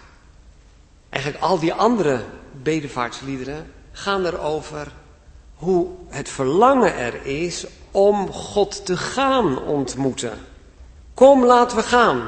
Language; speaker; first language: Dutch; native; Dutch